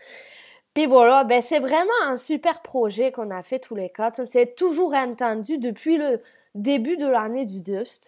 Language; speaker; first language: French; native; French